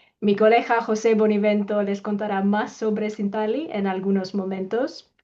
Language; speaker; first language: Spanish; non-native, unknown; Greek